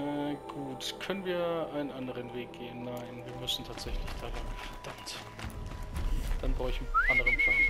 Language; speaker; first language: German; native; German